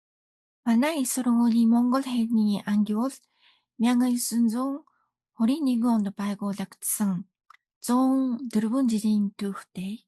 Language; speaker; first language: Mongolian; non-native, fluent; Japanese